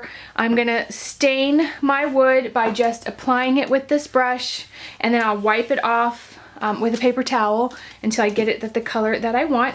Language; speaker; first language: English; native; English